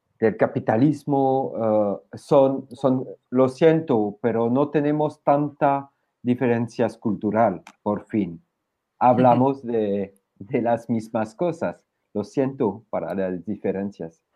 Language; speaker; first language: Spanish; non-native, fluent; French